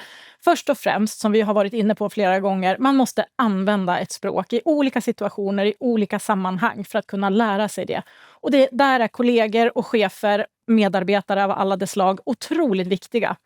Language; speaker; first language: Swedish; native; Swedish